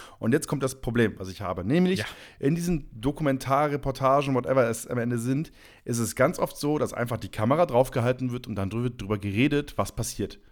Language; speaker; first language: German; native; German